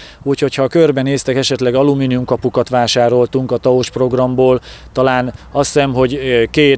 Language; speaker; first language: Hungarian; native; Hungarian